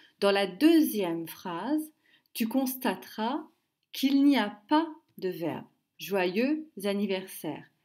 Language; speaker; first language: French; native; French